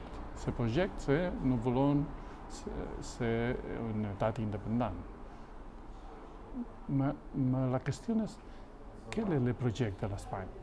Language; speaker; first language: French; non-native, fluent; Catalan